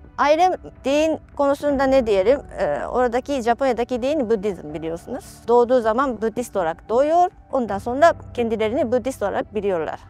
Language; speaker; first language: Turkish; non-native, fluent; Japanese